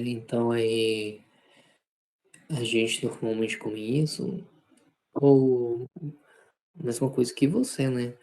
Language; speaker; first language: Portuguese; non-native, fluent; Spanish